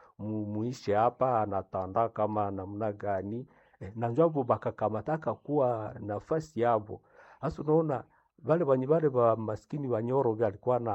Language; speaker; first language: Swahili; non-native, local second language; Nande